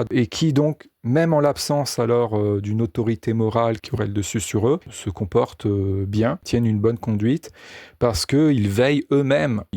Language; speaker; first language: French; native; French